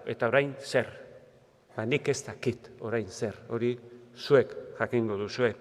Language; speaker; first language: Basque; native; Basque